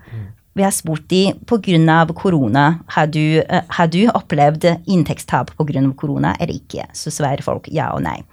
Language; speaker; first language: Norwegian; non-native, fluent; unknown